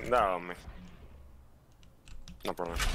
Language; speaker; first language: English; non-native, learner; Spanish